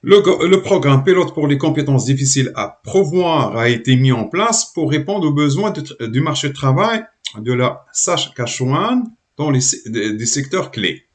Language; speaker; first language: French; non-native, local second language; Arabic